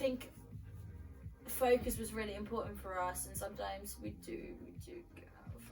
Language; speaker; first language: English; native; English